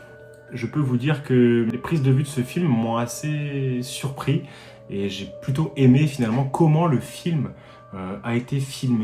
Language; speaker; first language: French; native; French